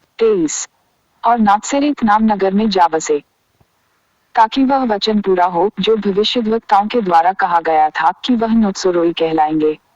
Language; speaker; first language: Hindi; native; Hindi